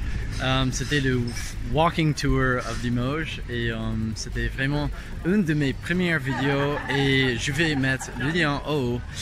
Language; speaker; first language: French; non-native, fluent; English